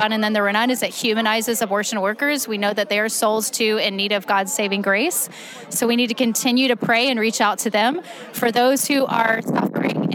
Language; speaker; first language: English; native; English